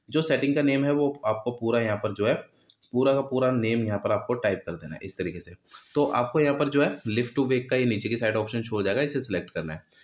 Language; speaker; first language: Hindi; native; Hindi